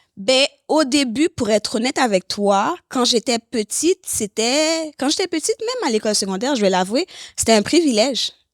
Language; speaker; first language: French; native; French